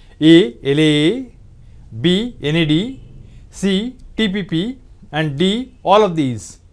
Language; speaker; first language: English; non-native, local second language; Tamil